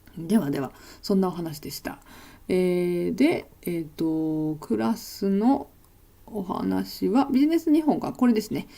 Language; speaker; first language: Japanese; native; Japanese